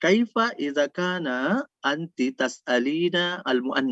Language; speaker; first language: Arabic; non-native, fluent; Indonesian